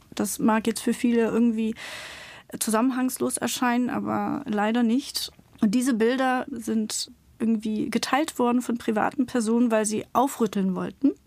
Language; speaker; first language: German; early bilingual, other home language; Turkish